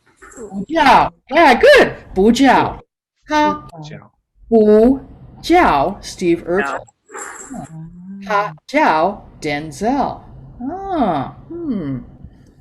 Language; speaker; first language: Chinese; non-native, fluent; English